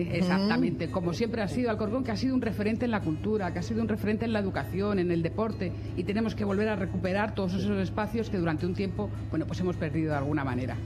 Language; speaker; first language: Spanish; native; Spanish